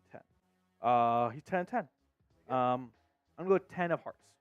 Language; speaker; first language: English; native; English